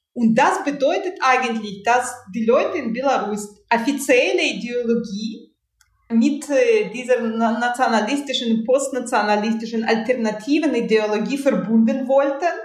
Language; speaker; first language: German; non-native, fluent; Russian